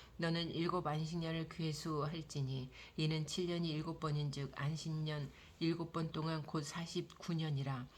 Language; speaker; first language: Korean; native; Korean